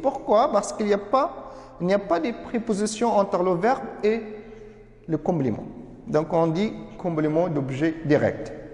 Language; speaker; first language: French; non-native, fluent; Arabic